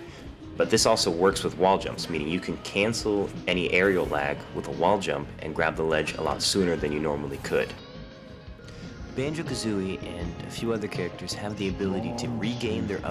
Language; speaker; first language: English; native; English